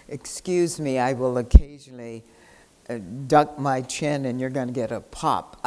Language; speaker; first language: English; native; English